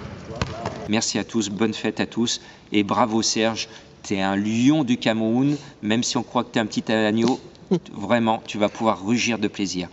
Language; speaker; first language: French; native; French